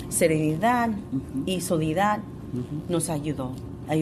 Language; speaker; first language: Spanish; non-native, fluent; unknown